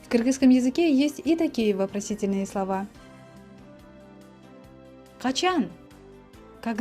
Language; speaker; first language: Russian; non-native, local second language; Kyrgyz